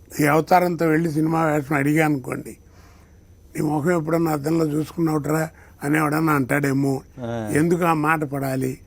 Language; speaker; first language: Telugu; native; Telugu